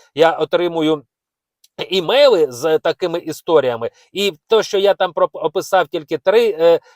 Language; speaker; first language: Ukrainian; native; Ukrainian